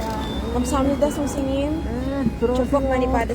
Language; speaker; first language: Korean; non-native, learner; Filipino